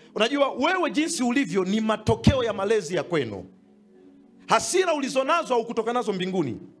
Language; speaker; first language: Swahili; native; Swahili